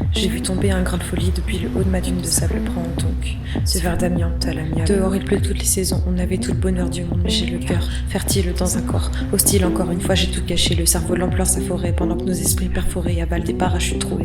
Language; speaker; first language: French; native; French